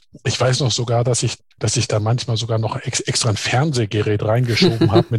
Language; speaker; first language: German; native; German